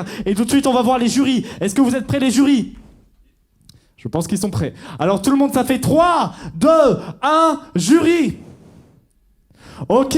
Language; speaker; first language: French; native; French